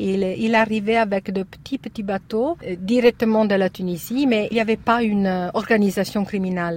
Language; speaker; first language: French; non-native, learner; Italian